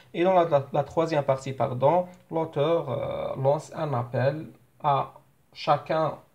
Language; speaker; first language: French; non-native, local second language; Arabic